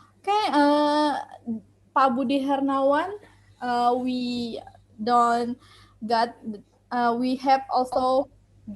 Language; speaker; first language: English; non-native, learner; Indonesian